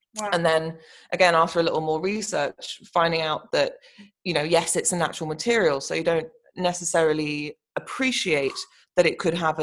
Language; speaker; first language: English; native; English